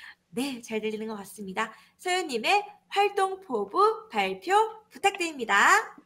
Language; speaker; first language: Korean; native; Korean